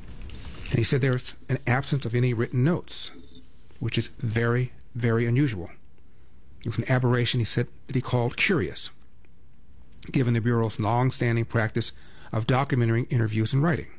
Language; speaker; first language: English; native; English